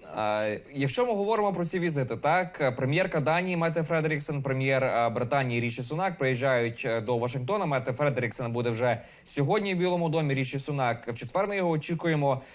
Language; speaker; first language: Ukrainian; native; Ukrainian